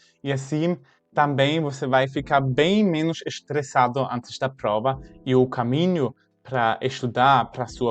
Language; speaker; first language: Portuguese; non-native, fluent; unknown